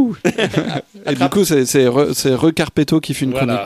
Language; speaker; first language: French; native; French